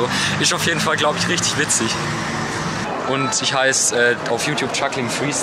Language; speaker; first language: German; native; German